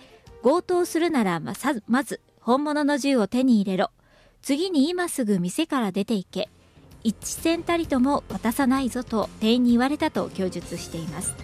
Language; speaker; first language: Japanese; native; Japanese